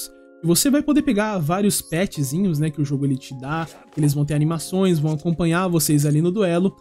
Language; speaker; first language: Portuguese; native; Portuguese